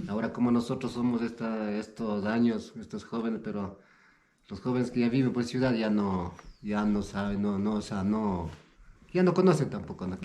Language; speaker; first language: Spanish; non-native, local second language; Quechua